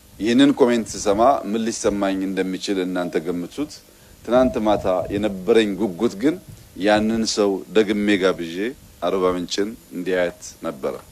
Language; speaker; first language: Amharic; non-native, local second language; Oromo